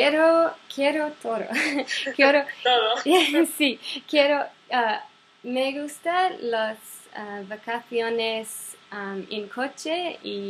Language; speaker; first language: Spanish; non-native, learner; English